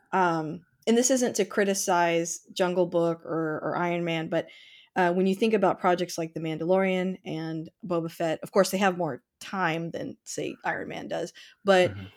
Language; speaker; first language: English; native; English